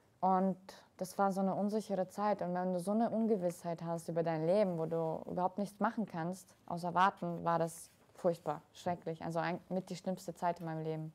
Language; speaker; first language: German; early bilingual, other home language; Russian